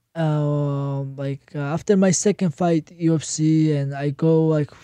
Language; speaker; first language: English; non-native, learner; Georgian